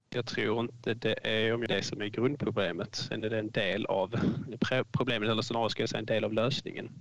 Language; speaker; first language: Swedish; native; Swedish